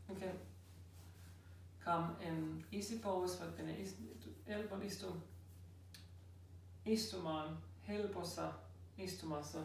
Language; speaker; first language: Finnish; non-native, learner; German